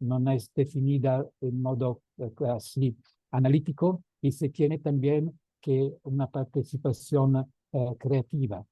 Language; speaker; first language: Spanish; non-native, fluent; Italian